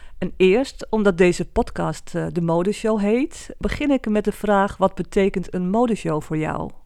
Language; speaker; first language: Dutch; native; Dutch